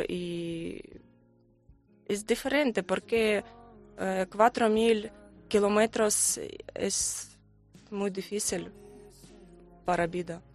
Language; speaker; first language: Spanish; non-native, learner; Ukrainian